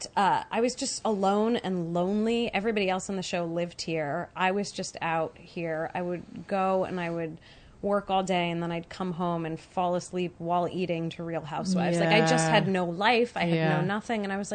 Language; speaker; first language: English; native; English